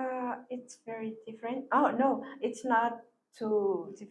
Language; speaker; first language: English; non-native, learner; Malagasy